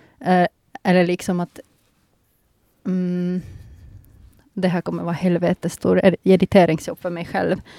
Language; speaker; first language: Swedish; non-native, local second language; Finnish